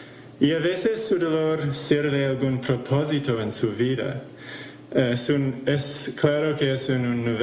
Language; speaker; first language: Spanish; non-native, fluent; English